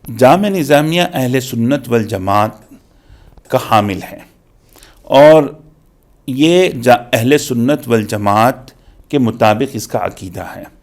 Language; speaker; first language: Urdu; native; Urdu